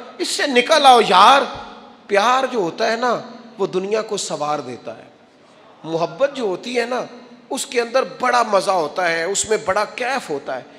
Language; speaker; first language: Urdu; non-native, local second language; Punjabi